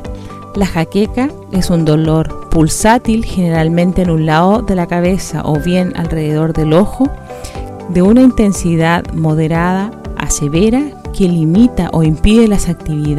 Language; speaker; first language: Spanish; native; Spanish